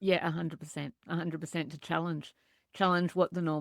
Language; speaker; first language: English; native; English